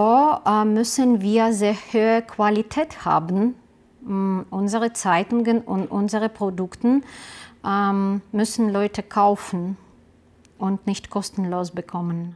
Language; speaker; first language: German; non-native, learner; Russian